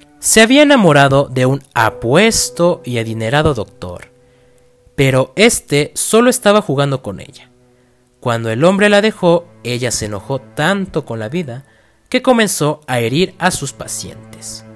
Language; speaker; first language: Spanish; native; Spanish